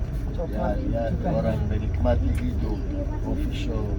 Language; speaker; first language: Indonesian; non-native, fluent; Hebrew